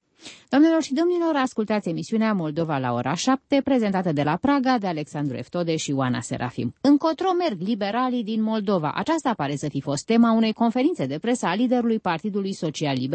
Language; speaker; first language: Romanian; native; Romanian